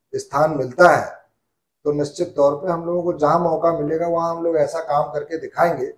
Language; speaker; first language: Hindi; native; Hindi